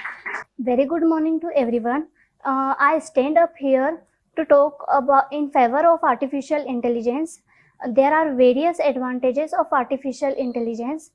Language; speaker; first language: English; non-native, learner; Hindi